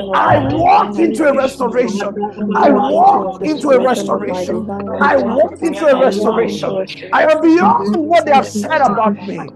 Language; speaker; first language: English; non-native, local second language; Yoruba